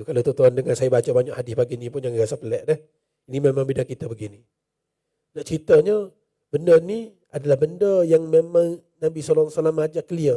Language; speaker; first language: Malay; native; Malay